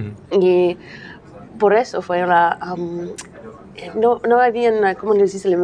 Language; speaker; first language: Spanish; non-native, learner; English